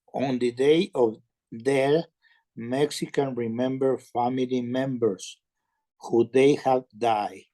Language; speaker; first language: English; non-native, learner; Spanish